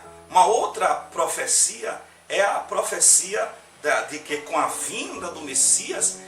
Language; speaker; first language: Portuguese; native; Portuguese